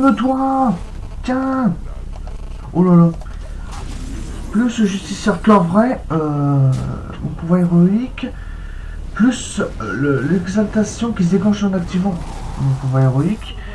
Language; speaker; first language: French; native; French